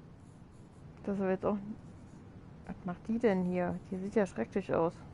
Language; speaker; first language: German; native; German